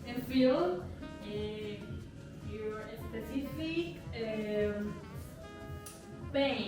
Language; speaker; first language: English; non-native, learner; Spanish